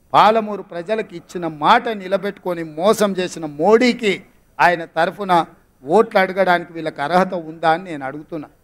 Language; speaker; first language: Telugu; native; Telugu